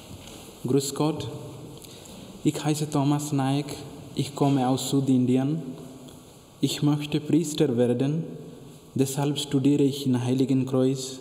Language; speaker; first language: German; non-native, fluent; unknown